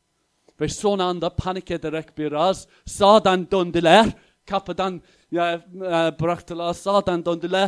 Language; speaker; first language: Turkish; non-native, fluent; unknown